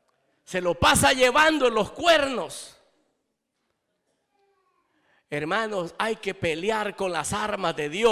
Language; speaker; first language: Spanish; native; Spanish